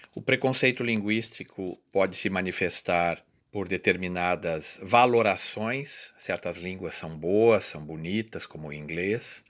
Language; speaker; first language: Portuguese; native; Portuguese